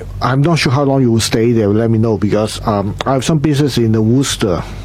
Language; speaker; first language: English; non-native, local second language; Cantonese